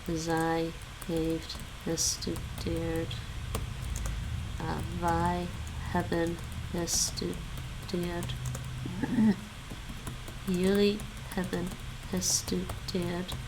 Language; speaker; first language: Dutch; non-native, learner; English